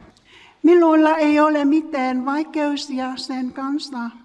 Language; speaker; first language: Finnish; non-native, learner; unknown